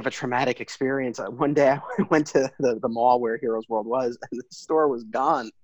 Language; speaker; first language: English; native; English